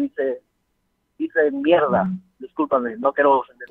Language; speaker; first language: Spanish; early bilingual, heritage; Spanish